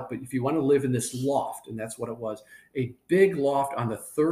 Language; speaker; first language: English; native; English